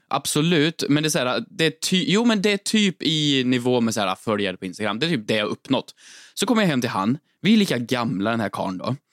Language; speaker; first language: Swedish; native; Swedish